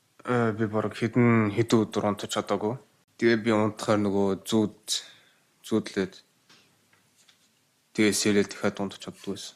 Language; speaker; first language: Mongolian; early bilingual, heritage; Mongolian